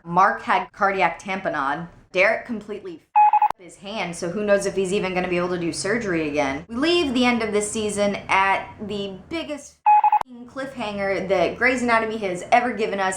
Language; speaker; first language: English; native; English